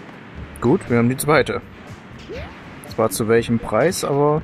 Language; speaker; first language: German; native; German